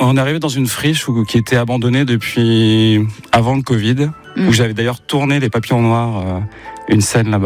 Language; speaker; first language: French; native; French